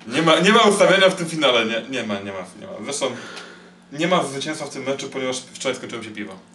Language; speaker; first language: Polish; native; Polish